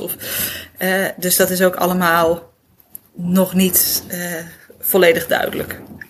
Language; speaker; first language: Dutch; native; Dutch